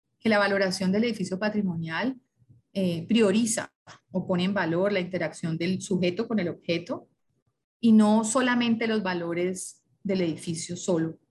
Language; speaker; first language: Spanish; native; Spanish